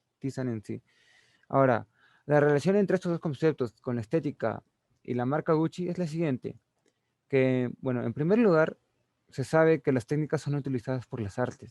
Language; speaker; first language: Spanish; native; Spanish